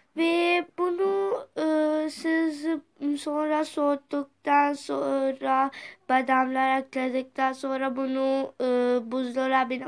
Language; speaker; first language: Turkish; non-native, learner; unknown